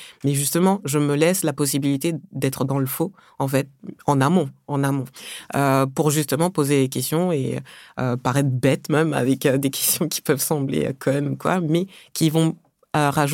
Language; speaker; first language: French; early bilingual, other home language; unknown